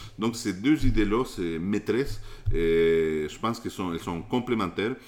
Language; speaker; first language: French; non-native, fluent; Spanish